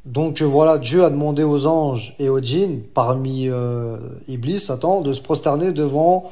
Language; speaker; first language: French; native; French